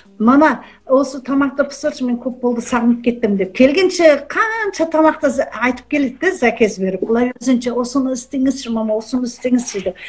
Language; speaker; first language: Kazakh; early bilingual, heritage; Kazakh